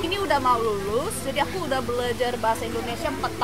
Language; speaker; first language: Indonesian; non-native, fluent; Korean